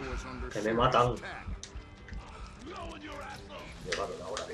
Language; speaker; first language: Spanish; native; Spanish